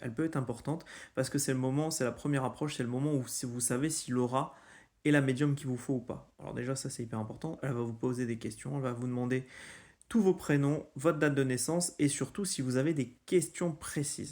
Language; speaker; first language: French; native; French